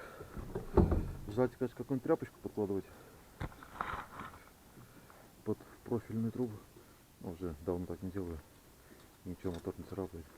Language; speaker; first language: Russian; native; Russian